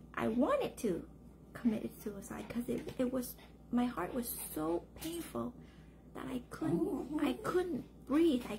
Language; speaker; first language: English; early bilingual, other home language; Vietnamese